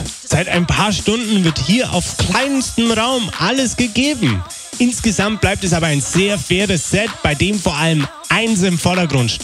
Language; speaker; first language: German; native; German